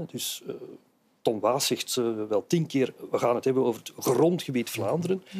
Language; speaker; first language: Dutch; native; Dutch